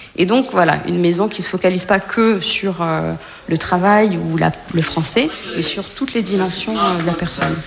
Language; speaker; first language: French; native; French